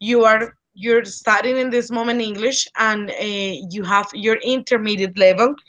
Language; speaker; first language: English; non-native, fluent; Spanish